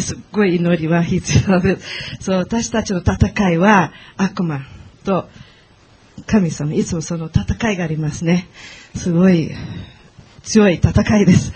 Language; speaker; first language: Japanese; non-native, learner; Portuguese